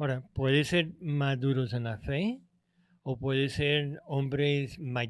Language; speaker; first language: Spanish; non-native, fluent; English